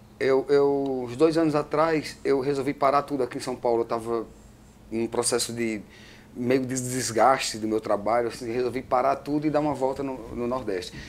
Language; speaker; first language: Portuguese; native; Portuguese